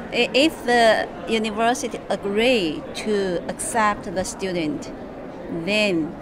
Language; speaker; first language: English; non-native, learner; Chinese